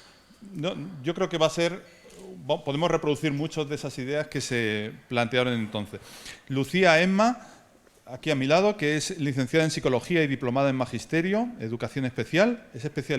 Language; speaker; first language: Spanish; native; Spanish